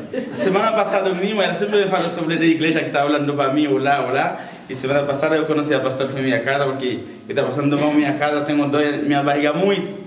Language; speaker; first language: Portuguese; non-native, learner; Haitian Creole